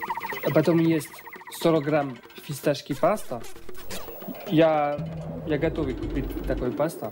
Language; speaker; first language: Russian; non-native, learner; French